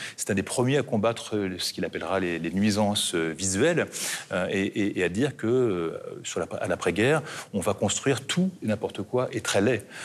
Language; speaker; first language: French; native; French